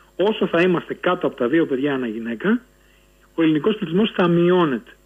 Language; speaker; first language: Greek; native; Greek